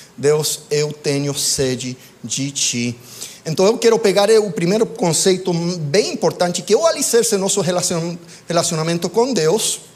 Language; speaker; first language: Portuguese; non-native, fluent; English